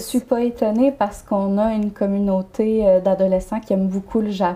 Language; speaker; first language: French; native; French